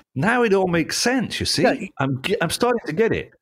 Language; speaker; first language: English; native; English